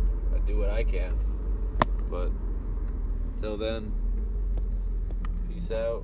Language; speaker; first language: English; native; English